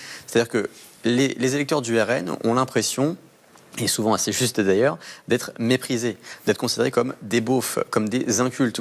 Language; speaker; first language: French; native; French